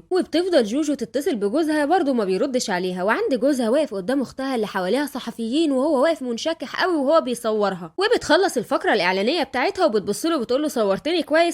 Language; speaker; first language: Arabic; native; Arabic